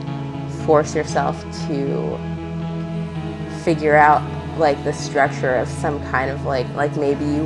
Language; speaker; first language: English; native; English